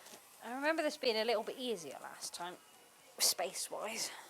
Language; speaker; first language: English; native; English